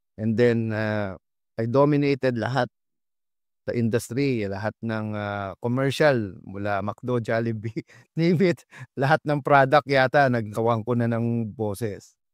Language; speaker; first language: Filipino; native; Filipino